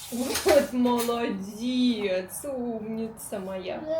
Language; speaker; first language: Russian; native; Russian